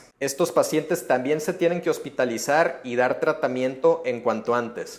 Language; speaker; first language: Spanish; native; Spanish